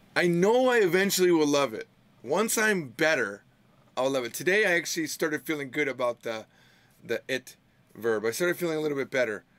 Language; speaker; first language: English; native; English